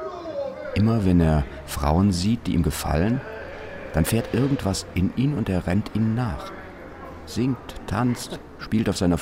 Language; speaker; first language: German; native; German